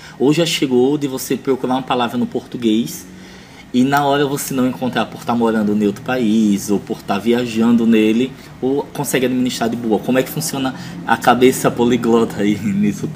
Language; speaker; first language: Portuguese; native; Portuguese